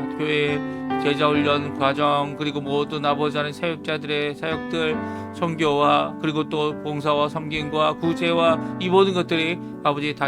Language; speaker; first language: Korean; native; Korean